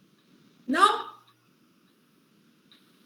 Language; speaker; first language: Spanish; native; Spanish